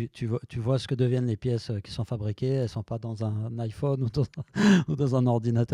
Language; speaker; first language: French; native; French